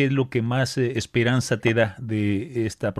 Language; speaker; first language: Spanish; native; Spanish